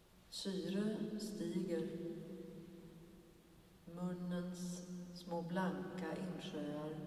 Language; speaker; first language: Swedish; native; Swedish